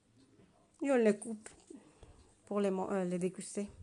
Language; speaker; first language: French; non-native, learner; Spanish